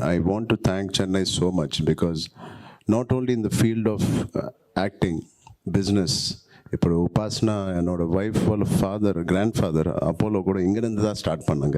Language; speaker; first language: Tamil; non-native, local second language; Telugu